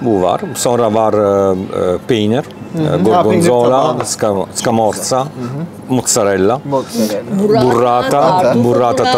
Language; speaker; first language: Turkish; non-native, learner; Italian